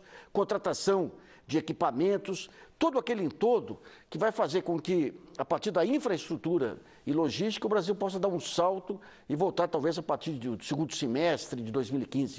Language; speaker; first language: Portuguese; native; Portuguese